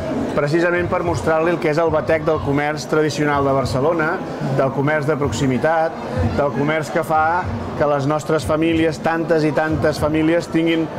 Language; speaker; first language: Catalan; native; Catalan